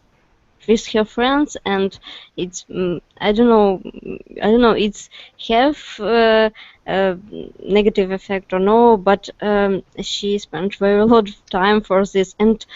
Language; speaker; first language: English; non-native, learner; Russian